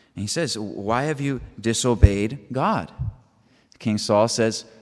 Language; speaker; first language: English; native; English